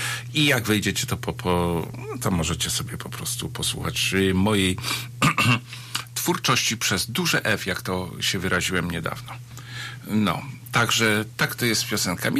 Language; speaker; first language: Polish; native; Polish